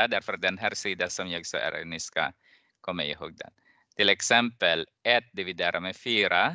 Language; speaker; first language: Swedish; non-native, fluent; Arabic